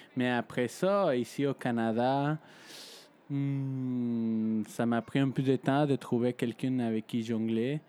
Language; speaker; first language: French; non-native, fluent; Spanish